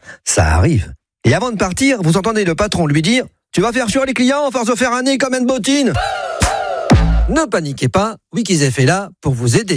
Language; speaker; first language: French; native; French